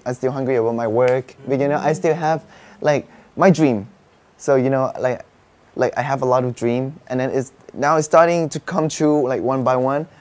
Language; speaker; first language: English; non-native, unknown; Thai